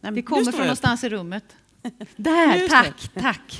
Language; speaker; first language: Swedish; native; Swedish